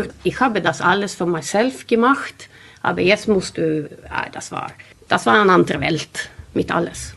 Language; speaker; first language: German; non-native, learner; Swedish